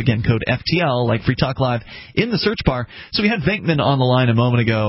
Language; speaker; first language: English; native; English